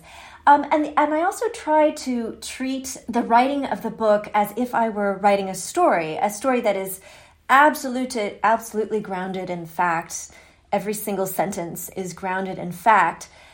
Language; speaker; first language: English; native; English